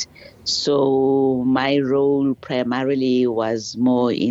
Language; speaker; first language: English; non-native, local second language; Southern Sotho